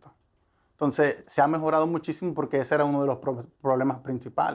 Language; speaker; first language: Spanish; native; Spanish